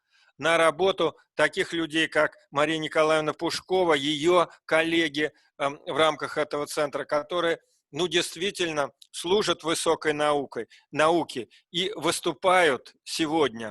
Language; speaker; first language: Russian; native; Russian